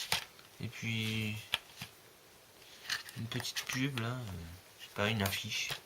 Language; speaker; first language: French; native; French